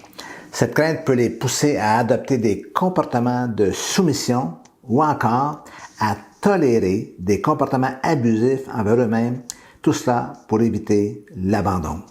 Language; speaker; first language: French; native; French